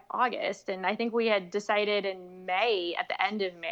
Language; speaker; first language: English; native; English